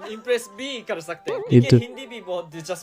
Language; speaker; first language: Hindi; non-native, fluent; Japanese